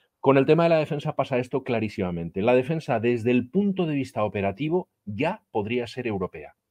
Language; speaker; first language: Spanish; native; Spanish